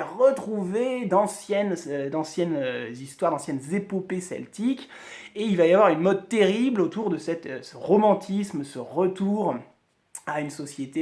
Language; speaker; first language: French; native; French